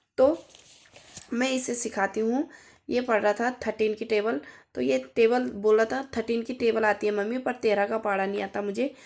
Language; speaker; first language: Hindi; native; Hindi